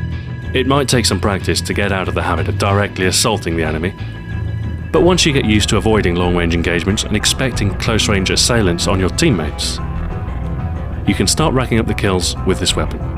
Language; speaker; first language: English; native; English